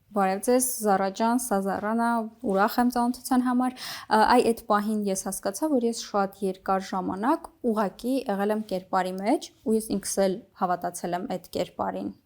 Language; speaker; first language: Armenian; native; Armenian